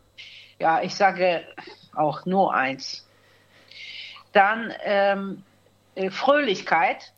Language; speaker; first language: German; native; German